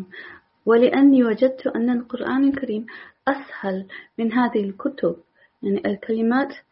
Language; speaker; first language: Arabic; non-native, learner; English